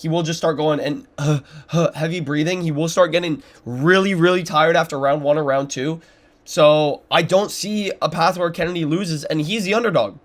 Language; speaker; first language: English; native; English